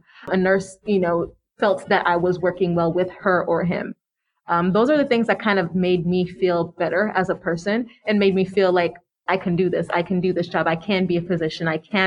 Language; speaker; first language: English; native; English